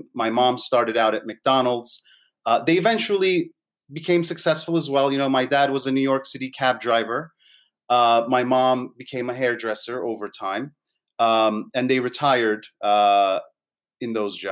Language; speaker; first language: English; native; English